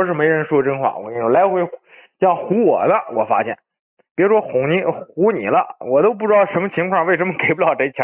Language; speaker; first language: Chinese; native; Chinese